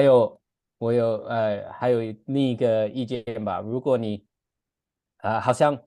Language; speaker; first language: Chinese; non-native, fluent; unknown